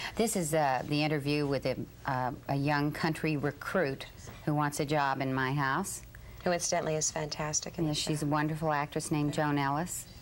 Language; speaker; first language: English; native; English